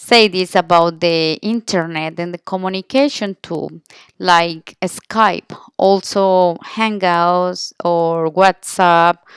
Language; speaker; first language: English; non-native, learner; Spanish